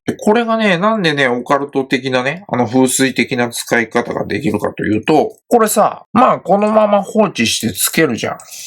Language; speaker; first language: Japanese; native; Japanese